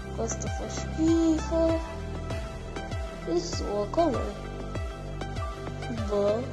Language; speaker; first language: Italian; early bilingual, other home language; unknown